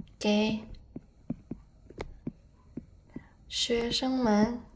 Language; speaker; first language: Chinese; non-native, fluent; Indonesian